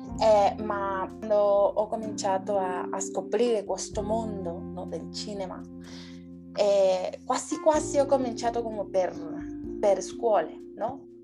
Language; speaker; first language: Italian; non-native, learner; Spanish